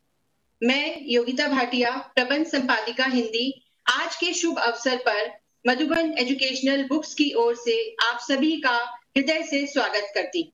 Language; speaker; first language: Hindi; native; Hindi